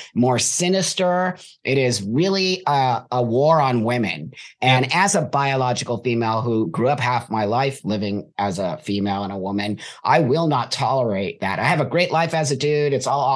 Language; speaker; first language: English; native; English